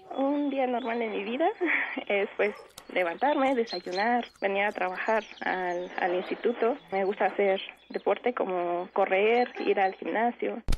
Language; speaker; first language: Spanish; native; Spanish